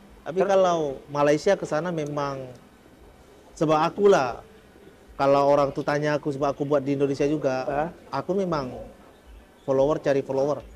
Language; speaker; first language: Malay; early bilingual, heritage; Indonesian